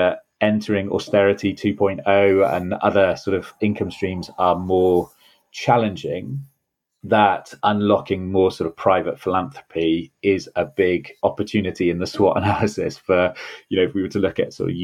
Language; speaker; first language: English; native; English